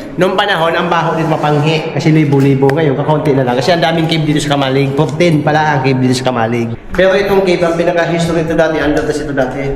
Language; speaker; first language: Filipino; non-native, local second language; Bikol